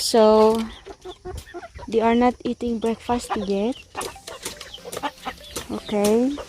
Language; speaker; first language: English; non-native, local second language; Filipino